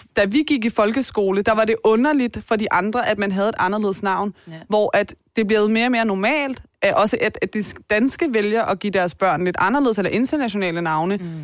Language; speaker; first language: Danish; early bilingual, other home language; Persian